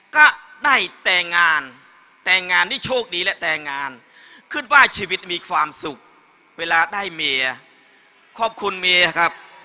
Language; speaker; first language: Thai; non-native, learner; Khmer